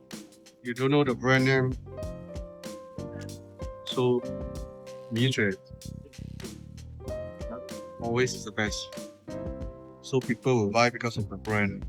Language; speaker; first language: English; non-native, local second language; Chinese